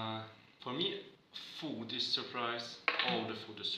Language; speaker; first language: English; non-native, fluent; Russian